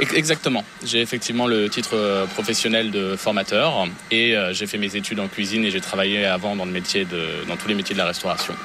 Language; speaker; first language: French; native; French